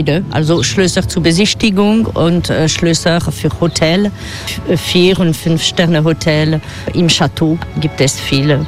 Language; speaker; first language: German; non-native, fluent; French